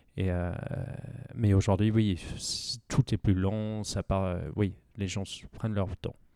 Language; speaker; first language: French; non-native, fluent; English